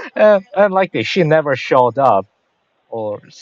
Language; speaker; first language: English; non-native, learner; Korean